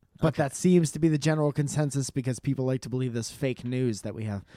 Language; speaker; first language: English; native; English